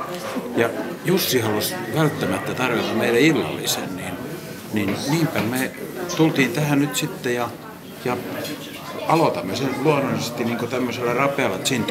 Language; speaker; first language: Finnish; native; Finnish